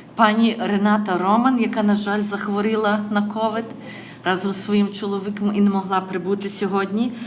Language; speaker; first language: Ukrainian; early bilingual, other home language; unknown